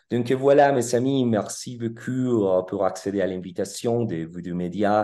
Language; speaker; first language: French; non-native, learner; Spanish